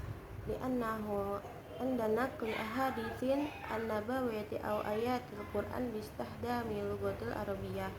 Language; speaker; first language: Arabic; non-native, learner; Indonesian